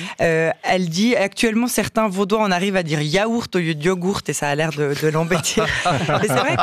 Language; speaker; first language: French; native; French